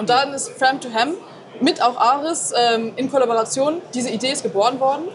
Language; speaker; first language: German; native; German